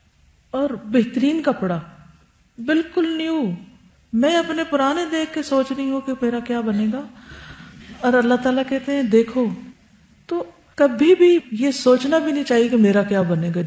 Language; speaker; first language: Urdu; native; Urdu